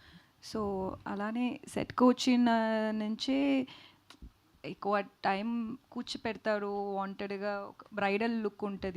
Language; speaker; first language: Telugu; non-native, learner; Tamil